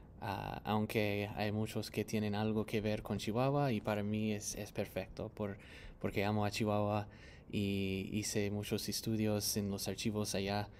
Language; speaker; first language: Spanish; non-native, fluent; English